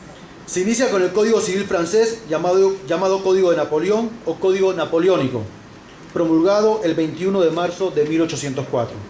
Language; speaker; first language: Spanish; native; Spanish